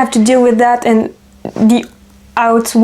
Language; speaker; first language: English; non-native, fluent; French